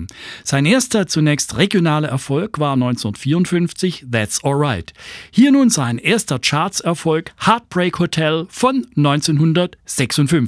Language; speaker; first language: German; native; German